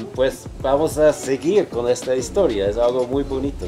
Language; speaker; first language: Spanish; non-native, fluent; Dutch